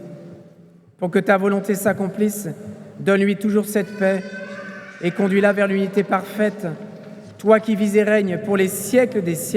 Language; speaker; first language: French; native; French